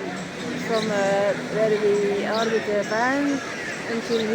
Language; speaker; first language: English; non-native, learner; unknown